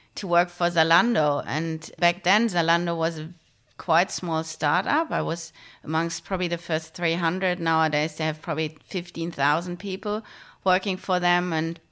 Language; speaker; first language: English; non-native, fluent; German